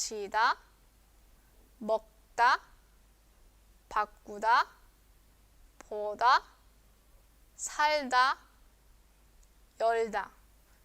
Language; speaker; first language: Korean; non-native, fluent; Spanish